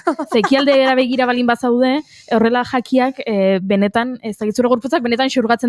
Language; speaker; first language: Basque; native; Basque